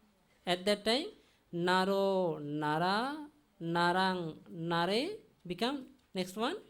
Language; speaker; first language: English; non-native, learner; Sinhala